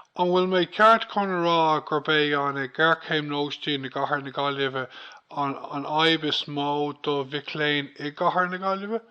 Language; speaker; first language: Irish; non-native, local second language; English